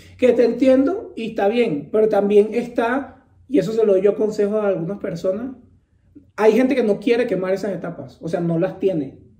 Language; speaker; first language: Spanish; native; Spanish